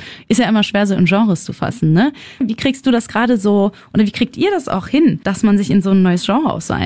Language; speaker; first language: German; native; German